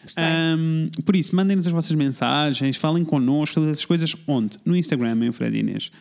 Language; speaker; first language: Portuguese; native; Portuguese